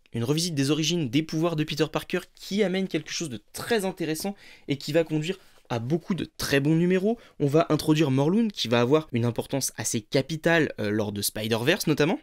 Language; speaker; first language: French; native; French